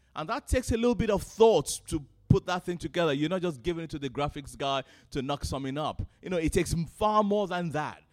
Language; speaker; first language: English; non-native, local second language; Yoruba